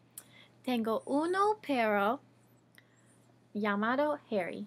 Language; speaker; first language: Spanish; non-native, learner; English